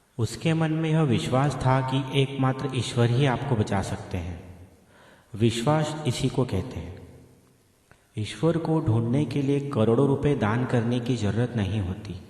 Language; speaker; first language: Hindi; native; Hindi